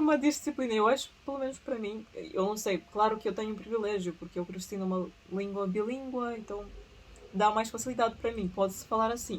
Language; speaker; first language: Portuguese; early bilingual, other home language; Russian